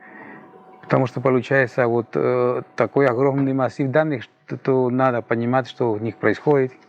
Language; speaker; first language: Russian; non-native, fluent; Spanish